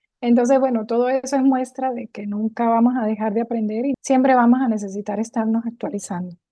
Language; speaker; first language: Spanish; native; Spanish